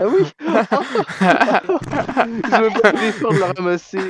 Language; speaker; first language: French; native; French